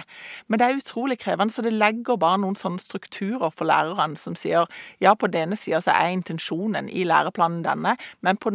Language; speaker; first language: Norwegian; native; Norwegian